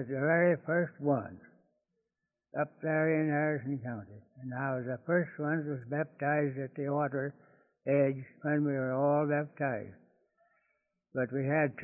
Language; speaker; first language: English; native; English